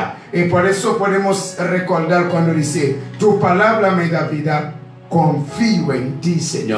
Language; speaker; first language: Spanish; native; Spanish